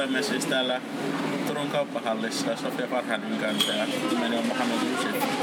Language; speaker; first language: Finnish; non-native, fluent; Arabic